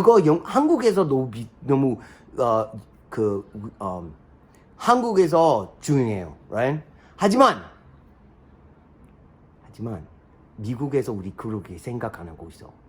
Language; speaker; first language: Korean; non-native, learner; English